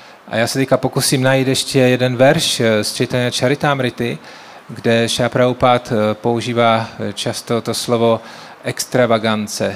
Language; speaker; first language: Czech; native; Czech